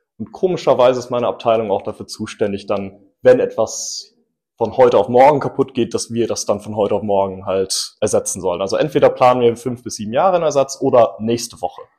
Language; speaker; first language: German; early bilingual, other home language; English